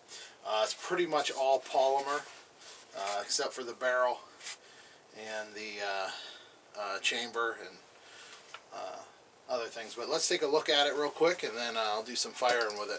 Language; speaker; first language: English; native; English